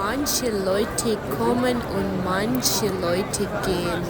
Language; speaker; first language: German; non-native, learner; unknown